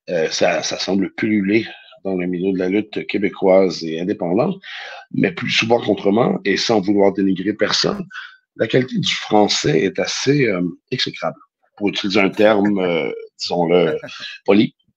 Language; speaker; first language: French; native; French